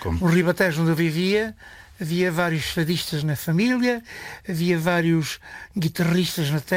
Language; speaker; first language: Portuguese; native; Portuguese